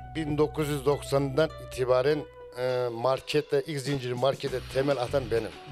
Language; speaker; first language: Turkish; native; Turkish